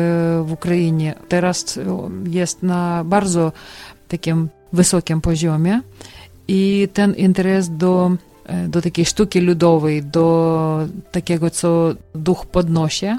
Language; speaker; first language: Polish; non-native, learner; Ukrainian